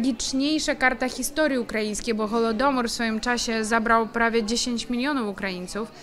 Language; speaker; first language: Polish; non-native, fluent; Ukrainian